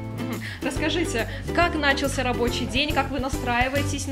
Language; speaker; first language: Russian; native; Russian